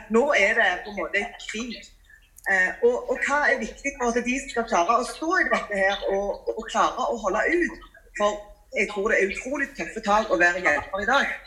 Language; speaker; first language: Norwegian; native; Norwegian